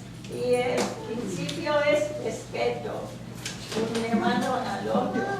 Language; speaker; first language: Spanish; non-native, learner; English